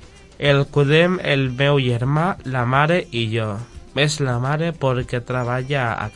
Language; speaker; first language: Catalan; non-native, local second language; Spanish